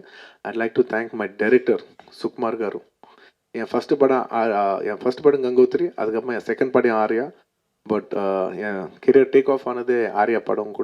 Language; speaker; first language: Tamil; non-native, local second language; Telugu